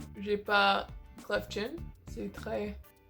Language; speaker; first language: French; non-native, fluent; English